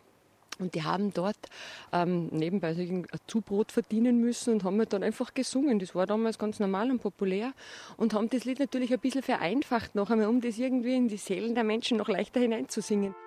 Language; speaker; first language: German; native; German